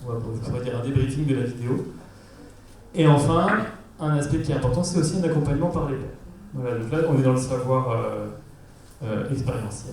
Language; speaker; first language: French; native; French